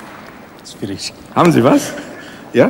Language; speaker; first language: German; non-native, fluent; English